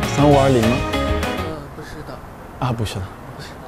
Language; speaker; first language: Chinese; non-native, fluent; Hebrew